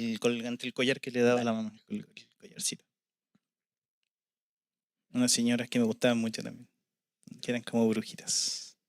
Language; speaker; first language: Spanish; native; Spanish